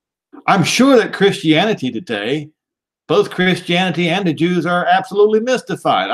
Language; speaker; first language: English; native; English